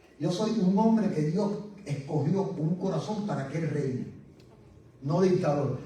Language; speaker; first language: Spanish; native; Spanish